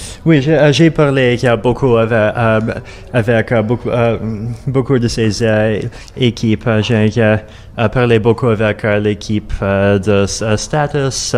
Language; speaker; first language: French; non-native, learner; Russian